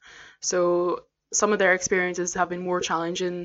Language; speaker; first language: English; native; English